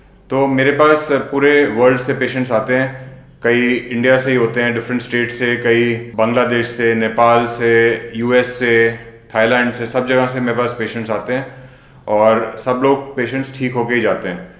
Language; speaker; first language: Hindi; native; Hindi